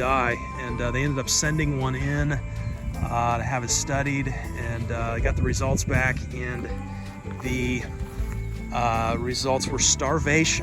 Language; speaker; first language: English; native; English